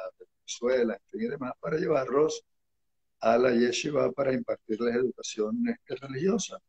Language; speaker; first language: Spanish; early bilingual, other home language; Hebrew